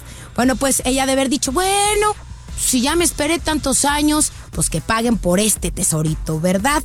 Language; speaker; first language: Spanish; native; Spanish